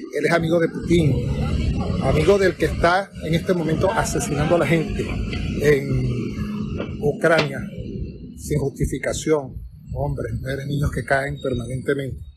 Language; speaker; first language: Spanish; native; Spanish